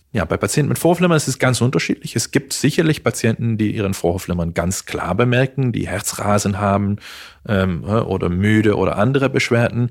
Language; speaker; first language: German; non-native, fluent; Dutch